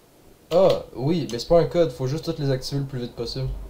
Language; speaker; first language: French; native; French